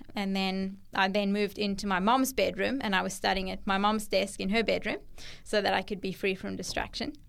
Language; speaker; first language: English; native; English